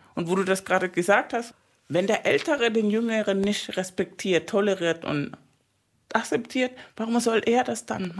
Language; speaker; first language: German; non-native, fluent; Spanish